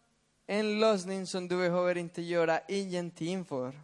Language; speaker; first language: Swedish; non-native, fluent; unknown